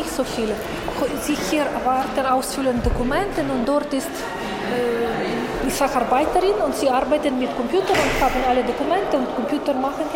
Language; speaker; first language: German; non-native, learner; Ukrainian